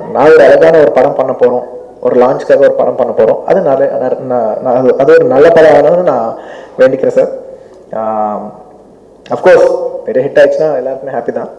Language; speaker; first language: Tamil; non-native, local second language; Telugu